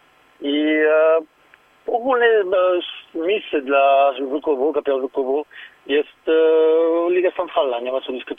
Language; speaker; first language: Polish; non-native, learner; French